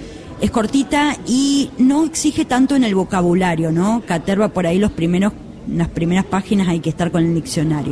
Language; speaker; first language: Spanish; native; Spanish